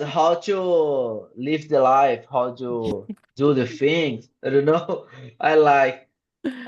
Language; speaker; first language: English; non-native, learner; Portuguese